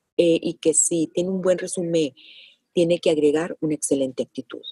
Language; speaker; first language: Spanish; native; Spanish